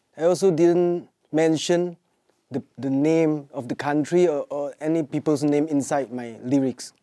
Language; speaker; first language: English; non-native, local second language; Chinese